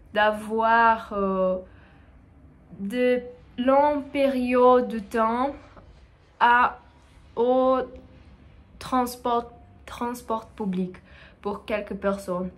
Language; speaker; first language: French; non-native, learner; Portuguese